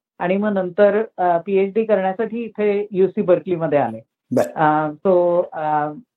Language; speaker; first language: Marathi; native; Marathi